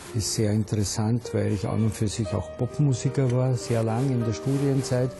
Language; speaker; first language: German; native; German